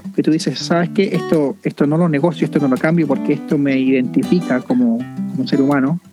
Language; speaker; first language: Spanish; native; Spanish